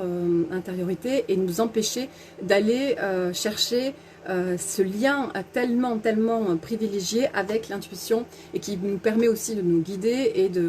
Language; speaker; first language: French; native; French